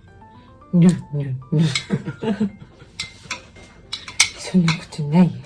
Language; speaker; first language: Japanese; non-native, fluent; Mongolian